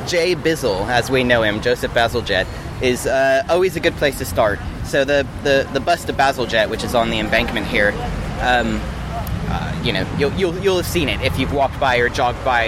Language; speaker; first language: English; native; English